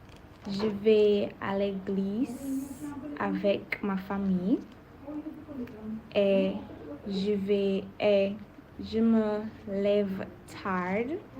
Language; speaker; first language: French; non-native, learner; English